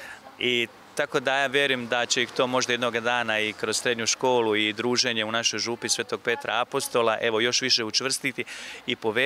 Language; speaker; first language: Croatian; native; Croatian